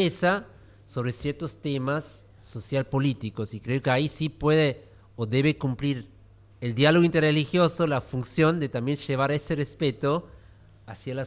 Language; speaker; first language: Spanish; non-native, fluent; German